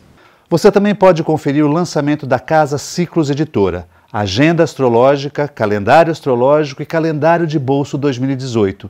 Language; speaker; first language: Portuguese; native; Portuguese